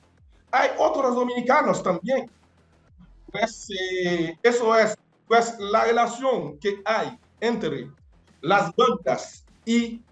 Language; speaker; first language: Spanish; non-native, fluent; Haitian Creole